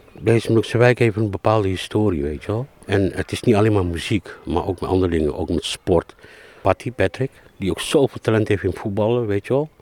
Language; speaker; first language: Dutch; early bilingual, other home language; Malay